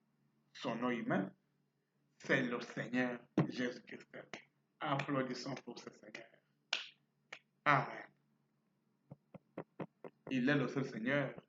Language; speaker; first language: French; non-native, fluent; Portuguese